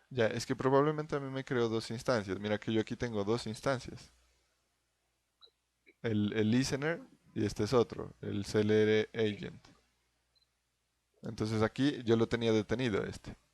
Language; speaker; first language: Spanish; native; Spanish